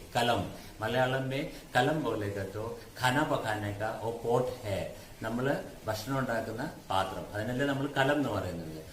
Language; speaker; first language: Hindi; non-native, local second language; Malayalam